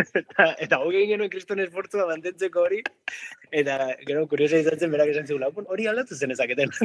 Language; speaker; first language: Basque; native; Basque